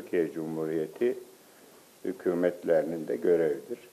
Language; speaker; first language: Turkish; native; Turkish